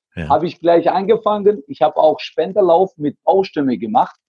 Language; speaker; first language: German; native; German